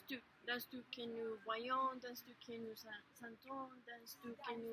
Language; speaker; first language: French; non-native, learner; Spanish